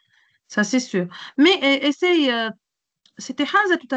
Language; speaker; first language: French; non-native, local second language; Arabic